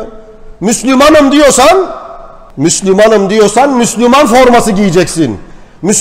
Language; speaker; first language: Turkish; native; Turkish